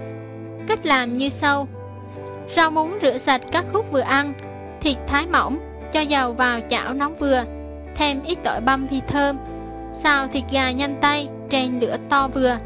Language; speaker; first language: Vietnamese; native; Vietnamese